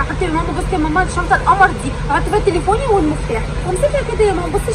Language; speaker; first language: Arabic; native; Arabic